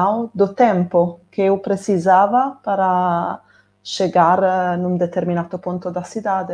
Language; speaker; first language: Portuguese; non-native, fluent; Italian